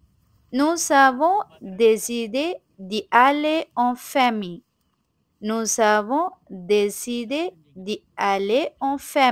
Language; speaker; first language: French; non-native, fluent; Tamil